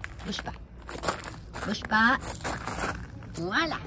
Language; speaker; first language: French; native; French